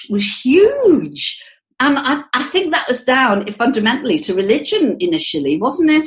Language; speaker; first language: English; native; English